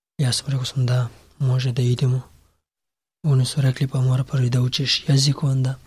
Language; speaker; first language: Serbian; non-native, learner; Pashto